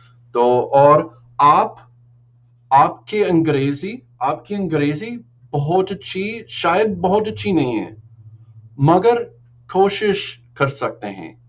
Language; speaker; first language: Hindi; non-native, learner; English